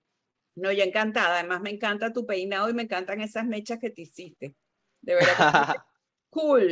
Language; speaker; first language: Spanish; native; Spanish